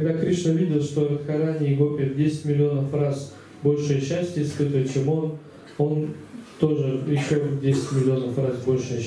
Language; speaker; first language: Russian; native; Russian